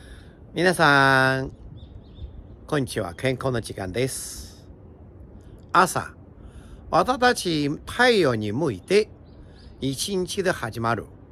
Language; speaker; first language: Japanese; non-native, learner; Chinese